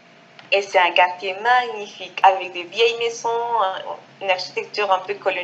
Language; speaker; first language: French; non-native, fluent; Spanish